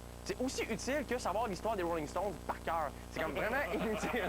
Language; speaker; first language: French; native; French